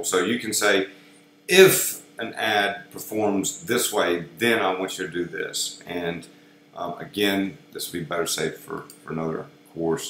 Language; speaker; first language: English; native; English